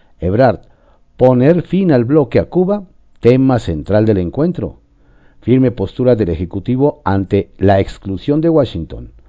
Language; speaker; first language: Spanish; native; Spanish